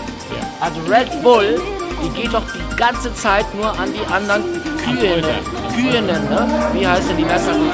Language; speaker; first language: German; native; German